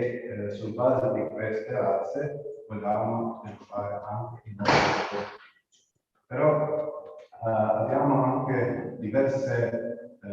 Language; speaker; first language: Italian; non-native, local second language; Croatian